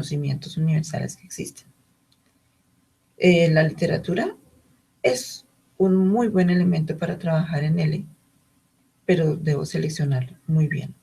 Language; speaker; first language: Spanish; native; Spanish